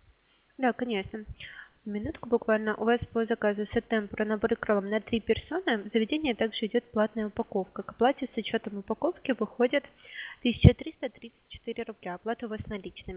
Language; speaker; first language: Russian; native; Russian